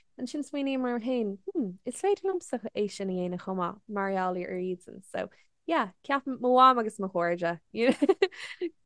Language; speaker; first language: Irish; non-native, local second language; English